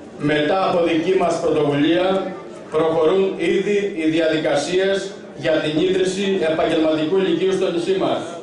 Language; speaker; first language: Greek; native; Greek